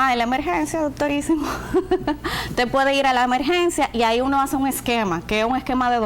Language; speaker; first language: Spanish; native; Spanish